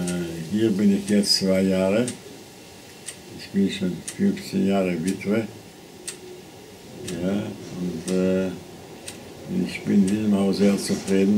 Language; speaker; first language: German; non-native, fluent; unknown